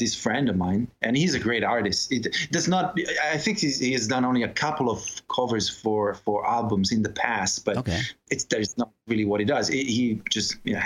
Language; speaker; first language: English; non-native, fluent; Italian